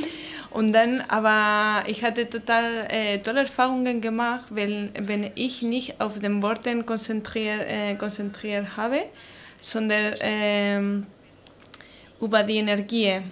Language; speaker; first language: German; non-native, learner; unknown